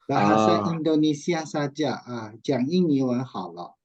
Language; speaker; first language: Indonesian; non-native, fluent; Chinese